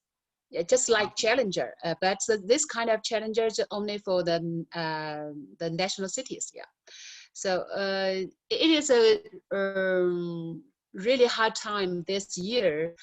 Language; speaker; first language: English; non-native, learner; Chinese